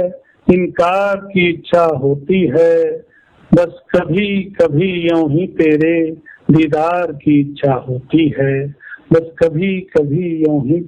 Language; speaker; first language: Hindi; native; Hindi